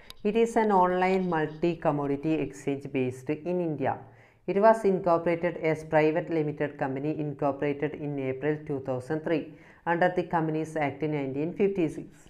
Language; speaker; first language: English; non-native, local second language; Malayalam